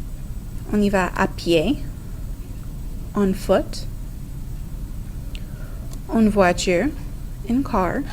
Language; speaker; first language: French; non-native, fluent; English